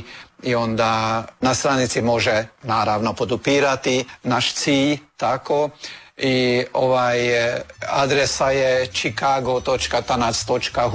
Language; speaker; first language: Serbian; early bilingual, heritage; Serbian